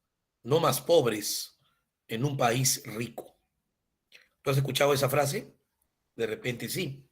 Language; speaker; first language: Spanish; native; Spanish